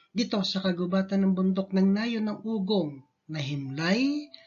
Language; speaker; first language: Filipino; native; Filipino